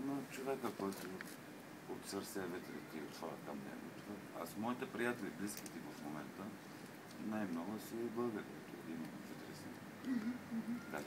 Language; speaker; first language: Bulgarian; non-native, learner; Arabic